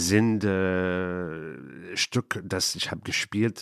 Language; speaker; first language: German; non-native, learner; English